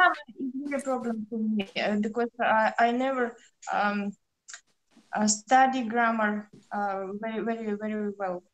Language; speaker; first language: English; non-native, learner; Russian